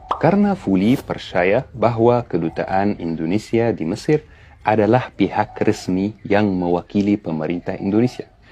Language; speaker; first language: Malay; non-native, fluent; Arabic